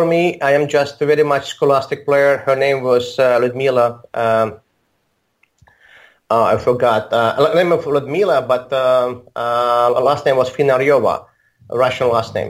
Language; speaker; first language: English; non-native, fluent; Azerbaijani